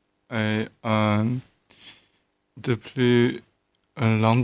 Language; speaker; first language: French; non-native, learner; Chinese